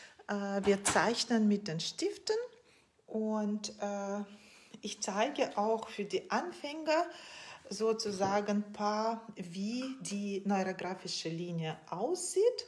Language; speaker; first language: German; non-native, fluent; Russian